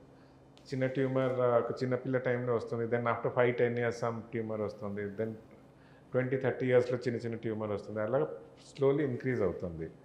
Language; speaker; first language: Telugu; non-native, learner; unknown